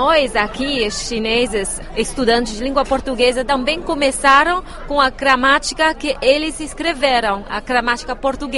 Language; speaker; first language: Portuguese; non-native, fluent; Chinese